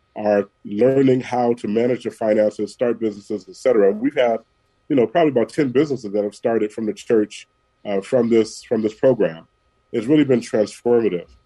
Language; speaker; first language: English; native; English